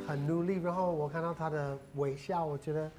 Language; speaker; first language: Chinese; non-native, fluent; English